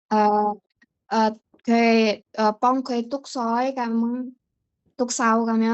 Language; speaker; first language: Cantonese; non-native, learner; Indonesian